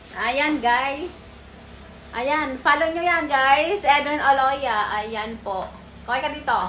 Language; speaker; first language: Filipino; non-native, local second language; Bikol